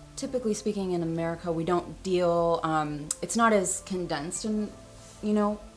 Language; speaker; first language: English; native; English